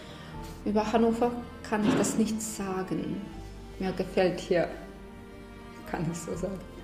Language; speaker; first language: German; non-native, fluent; Ukrainian